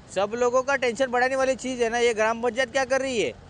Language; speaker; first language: Hindi; non-native, local second language; Marathi